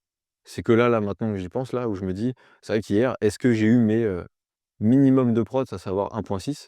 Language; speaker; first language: French; native; French